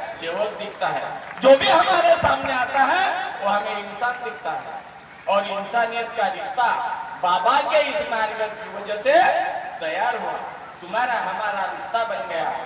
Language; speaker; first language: Hindi; non-native, local second language; Marathi